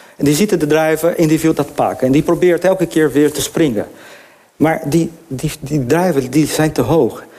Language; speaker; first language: Dutch; non-native, fluent; Portuguese